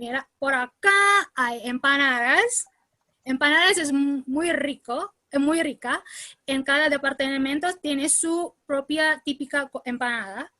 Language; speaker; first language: Spanish; non-native, learner; Indonesian